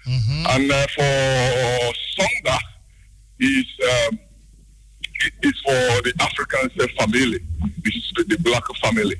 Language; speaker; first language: Dutch; non-native, learner; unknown